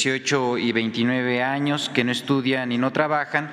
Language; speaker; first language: Spanish; native; Spanish